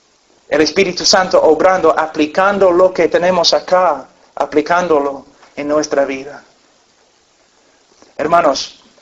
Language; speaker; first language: Spanish; non-native, fluent; English